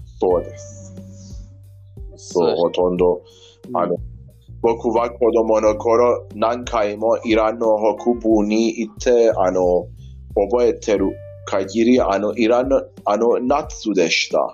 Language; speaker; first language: Japanese; non-native, learner; Persian